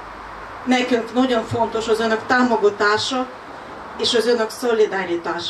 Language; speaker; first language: Hungarian; non-native, fluent; Ukrainian